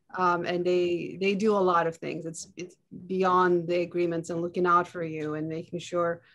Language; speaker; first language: English; non-native, fluent; Turkish